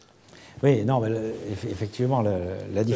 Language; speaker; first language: French; native; French